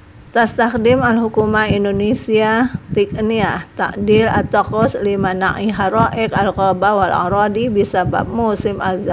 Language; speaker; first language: Arabic; non-native, fluent; Indonesian